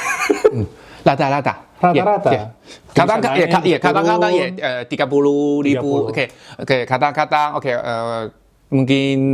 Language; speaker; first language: Indonesian; non-native, learner; Chinese